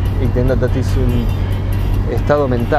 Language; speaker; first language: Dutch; non-native, learner; Spanish